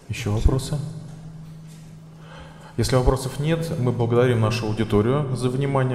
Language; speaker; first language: Russian; native; Russian